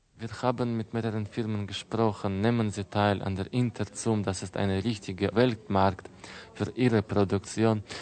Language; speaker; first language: German; non-native, fluent; Russian